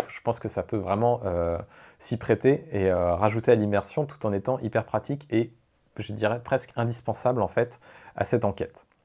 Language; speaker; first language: French; native; French